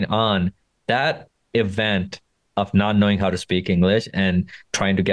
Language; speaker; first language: English; non-native, local second language; Punjabi